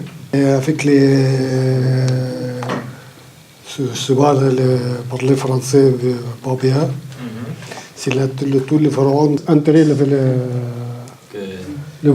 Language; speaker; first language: French; non-native, learner; Arabic